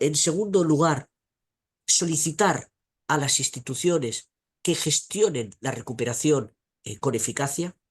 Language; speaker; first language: Spanish; native; Spanish